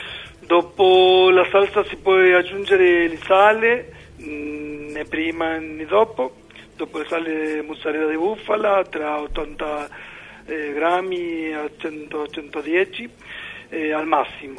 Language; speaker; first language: Italian; non-native, learner; Spanish